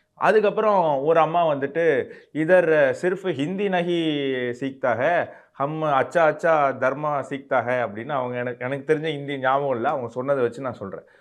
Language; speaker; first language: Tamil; native; Tamil